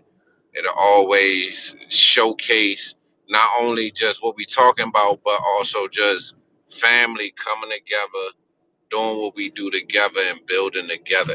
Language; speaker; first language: English; native; English